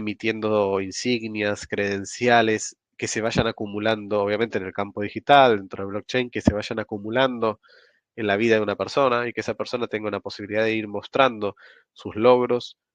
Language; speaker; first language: Spanish; native; Spanish